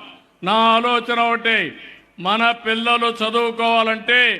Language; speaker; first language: Telugu; native; Telugu